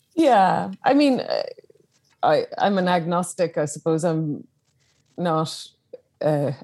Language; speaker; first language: English; native; English